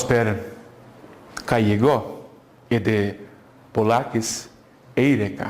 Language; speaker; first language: Greek; non-native, fluent; Portuguese